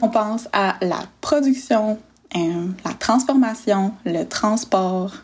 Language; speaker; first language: French; native; French